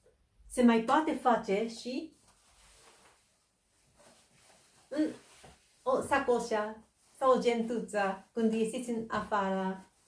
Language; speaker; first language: Romanian; non-native, fluent; Japanese